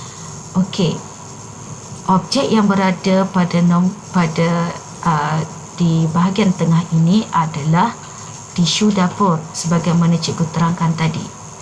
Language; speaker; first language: Malay; native; Malay